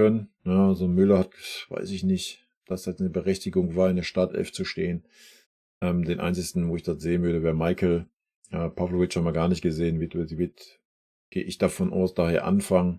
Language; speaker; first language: German; native; German